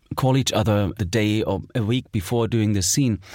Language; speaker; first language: English; non-native, fluent; German